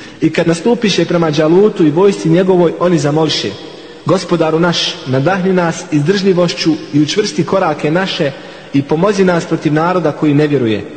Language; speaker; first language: Bosnian; non-native, fluent; Arabic